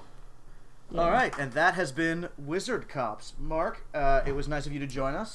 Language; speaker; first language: English; native; English